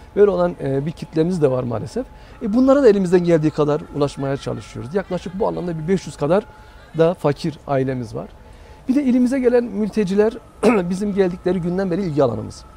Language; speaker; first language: Turkish; native; Turkish